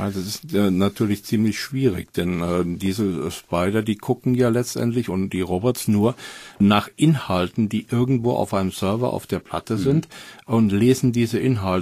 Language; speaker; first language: German; native; German